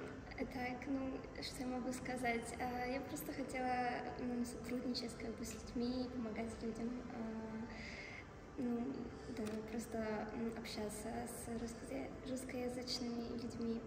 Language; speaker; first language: Russian; non-native, fluent; Polish